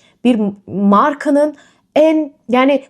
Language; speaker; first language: Turkish; native; Turkish